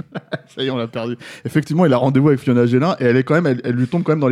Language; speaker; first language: French; native; French